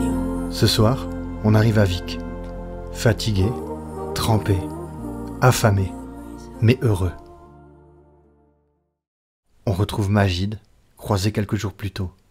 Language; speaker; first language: French; native; French